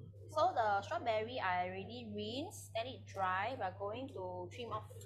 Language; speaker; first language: English; non-native, local second language; Chinese